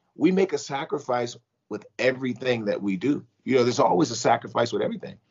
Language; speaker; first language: English; native; English